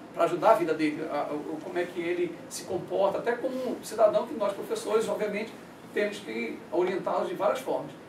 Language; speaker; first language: Portuguese; native; Portuguese